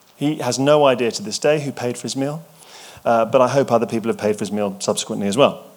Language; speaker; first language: English; native; English